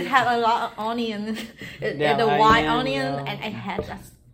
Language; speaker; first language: English; non-native, learner; Vietnamese